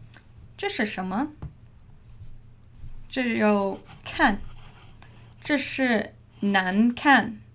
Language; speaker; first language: Chinese; non-native, fluent; English